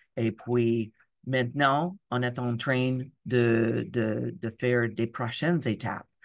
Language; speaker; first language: French; non-native, local second language; English